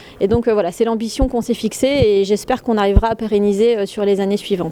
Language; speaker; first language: French; native; French